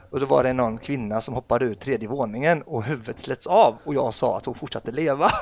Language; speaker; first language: Swedish; early bilingual, other home language; Arabic